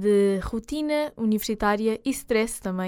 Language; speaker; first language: Portuguese; native; Portuguese